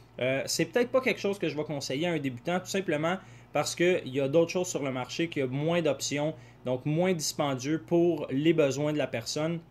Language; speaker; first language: French; native; French